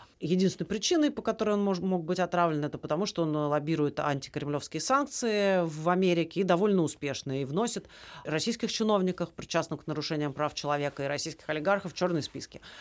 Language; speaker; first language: Russian; native; Russian